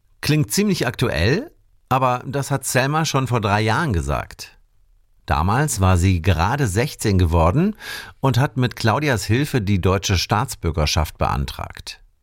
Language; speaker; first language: German; native; German